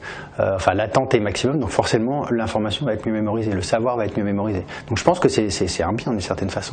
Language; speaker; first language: French; native; French